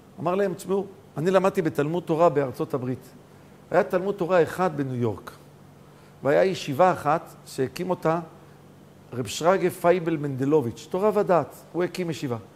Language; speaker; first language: Hebrew; native; Hebrew